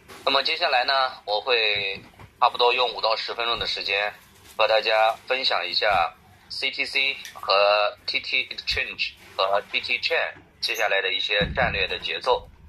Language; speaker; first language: Chinese; native; Chinese